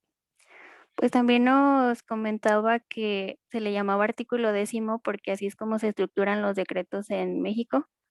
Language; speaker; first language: Spanish; native; Spanish